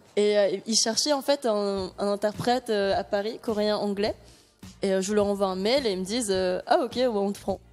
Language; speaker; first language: French; early bilingual, other home language; Korean